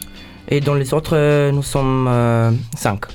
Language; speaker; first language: French; non-native, learner; German